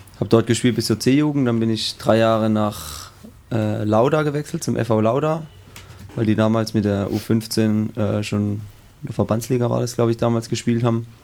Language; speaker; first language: German; native; German